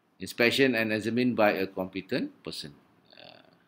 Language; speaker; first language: English; non-native, local second language; Malay